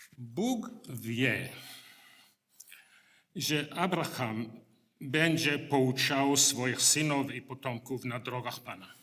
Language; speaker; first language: Polish; non-native, learner; English